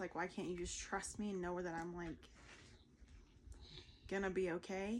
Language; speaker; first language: English; native; English